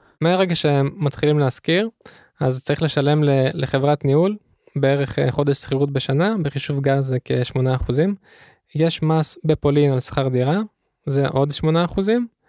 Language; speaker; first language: Hebrew; early bilingual, other home language; Russian